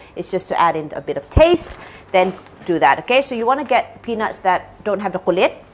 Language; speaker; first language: English; non-native, local second language; Malay